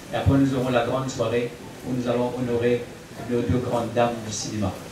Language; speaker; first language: French; non-native, local second language; Morisyen